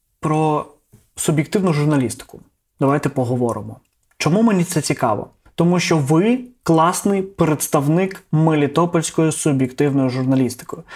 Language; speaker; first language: Ukrainian; non-native, local second language; Russian